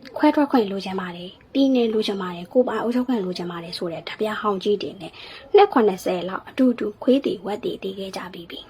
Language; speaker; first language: Burmese; non-native, local second language; Hakha Chin